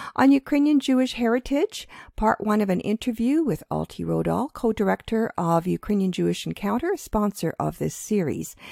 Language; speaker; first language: English; early bilingual, other home language; Ukrainian